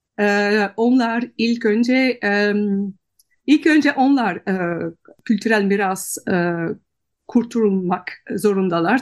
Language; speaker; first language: Turkish; non-native, fluent; Dutch